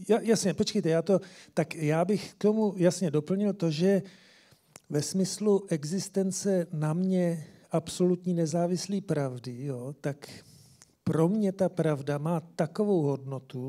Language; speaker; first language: Czech; native; Czech